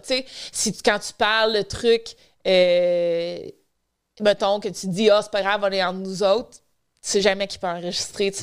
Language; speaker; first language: French; native; French